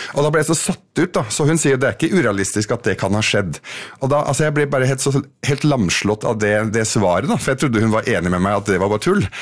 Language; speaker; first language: Norwegian; early bilingual, other home language; Arabic